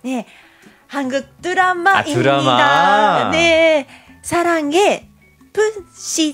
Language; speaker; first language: Korean; non-native, learner; Japanese